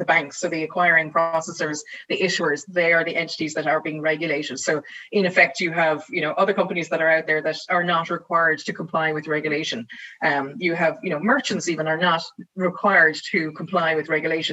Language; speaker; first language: English; native; English